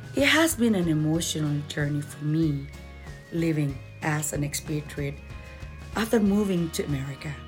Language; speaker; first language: English; non-native, fluent; Indonesian